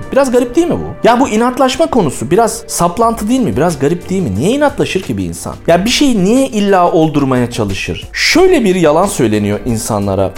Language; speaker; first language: Turkish; native; Turkish